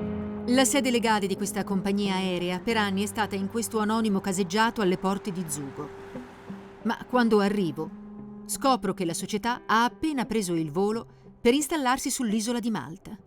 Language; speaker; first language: Italian; native; Italian